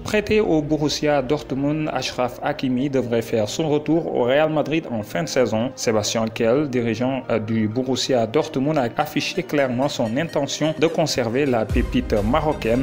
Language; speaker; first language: French; non-native, local second language; Wolof